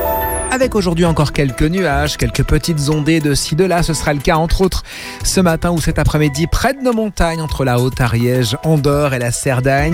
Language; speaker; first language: French; native; French